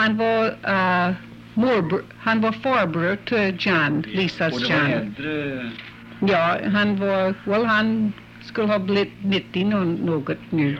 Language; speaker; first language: Swedish; early bilingual, heritage; English